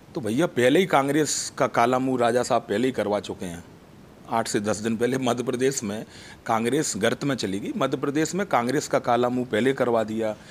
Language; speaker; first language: Hindi; native; Hindi